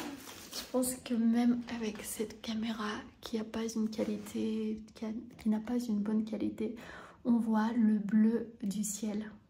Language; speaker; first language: French; non-native, fluent; Armenian